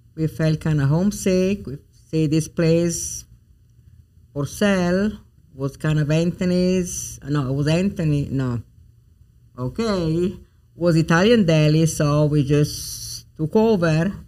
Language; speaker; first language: English; non-native, fluent; Italian